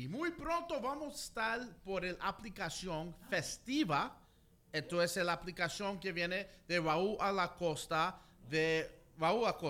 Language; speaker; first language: Spanish; early bilingual, heritage; Spanish